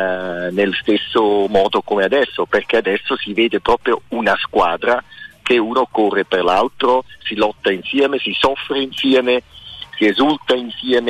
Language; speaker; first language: Italian; early bilingual, heritage; Italian